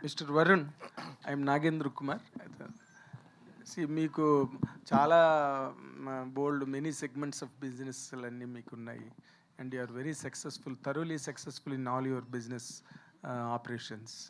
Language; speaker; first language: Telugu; native; Telugu